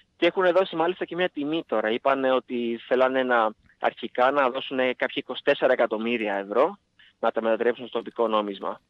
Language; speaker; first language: Greek; native; Greek